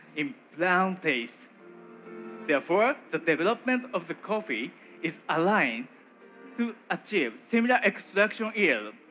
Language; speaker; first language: English; non-native, learner; Japanese